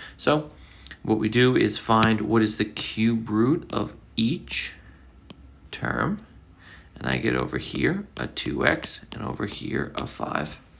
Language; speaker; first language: English; native; English